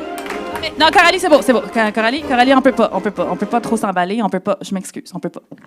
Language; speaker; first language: French; native; French